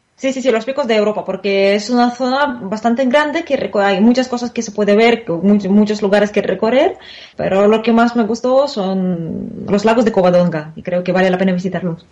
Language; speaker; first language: Spanish; non-native, fluent; Russian